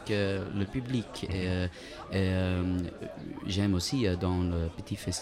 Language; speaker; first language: French; non-native, learner; Dutch